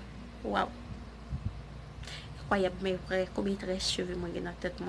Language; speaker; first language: French; non-native, learner; Haitian Creole